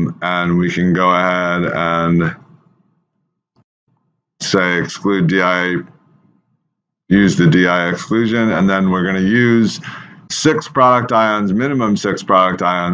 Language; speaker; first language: English; native; English